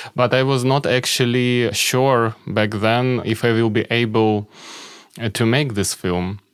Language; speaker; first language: English; non-native, fluent; Ukrainian